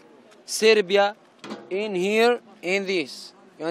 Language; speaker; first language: English; non-native, learner; Arabic